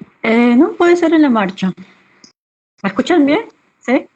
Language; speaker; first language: Spanish; native; Spanish